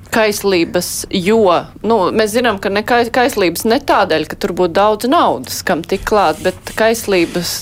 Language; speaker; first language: Latvian; native; Latvian